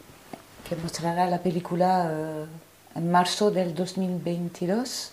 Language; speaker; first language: Spanish; non-native, fluent; French